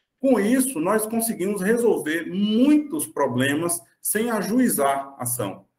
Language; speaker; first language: Portuguese; native; Portuguese